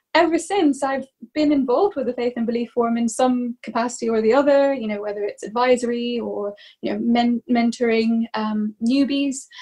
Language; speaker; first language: English; native; English